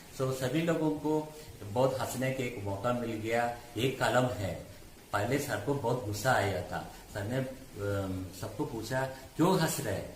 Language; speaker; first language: Hindi; non-native, local second language; Malayalam